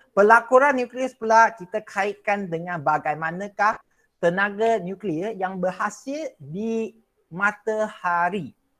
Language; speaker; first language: Malay; non-native, local second language; Chinese